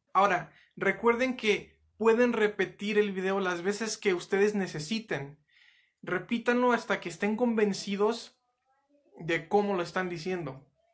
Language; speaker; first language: Spanish; native; Spanish